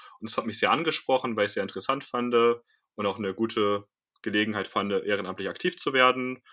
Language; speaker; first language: German; native; German